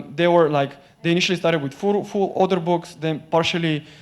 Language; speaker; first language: English; non-native, fluent; Bulgarian